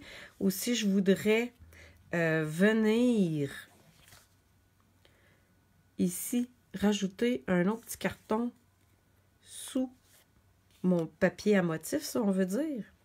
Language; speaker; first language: French; native; French